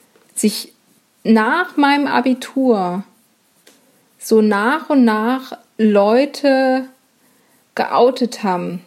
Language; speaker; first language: German; native; German